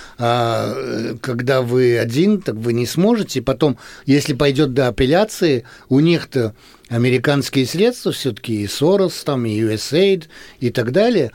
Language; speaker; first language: Russian; early bilingual, heritage; Russian